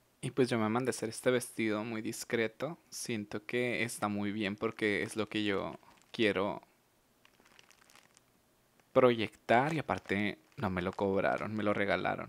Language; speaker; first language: Spanish; native; Spanish